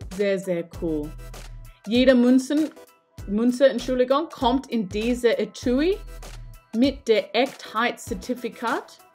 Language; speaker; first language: German; non-native, fluent; English